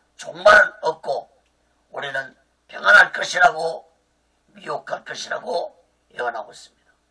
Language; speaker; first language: Korean; native; Korean